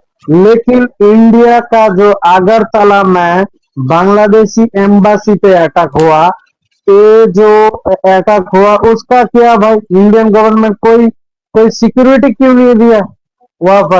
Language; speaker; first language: Hindi; non-native, fluent; Bangla